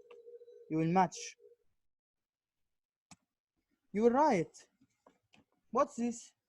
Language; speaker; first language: English; non-native, learner; Arabic